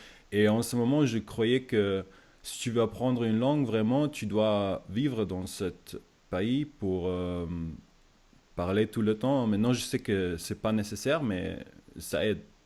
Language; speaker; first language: French; non-native, fluent; German